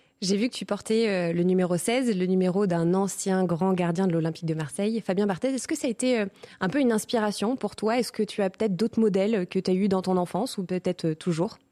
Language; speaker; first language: French; native; French